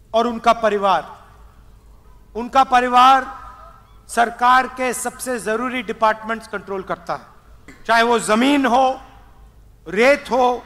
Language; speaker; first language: Hindi; native; Hindi